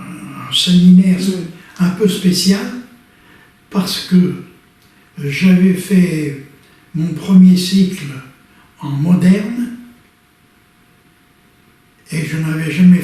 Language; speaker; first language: French; native; French